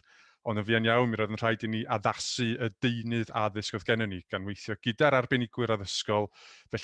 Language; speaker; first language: Welsh; native; Welsh